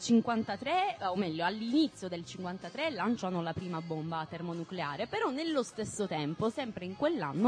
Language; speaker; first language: Italian; native; Italian